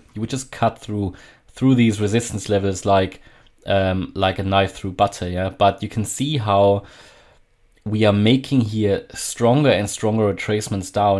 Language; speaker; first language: English; non-native, fluent; German